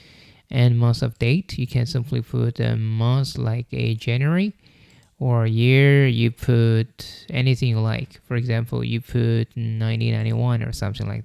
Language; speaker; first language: English; non-native, fluent; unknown